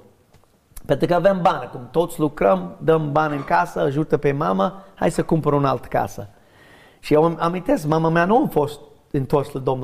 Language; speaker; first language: Romanian; non-native, learner; English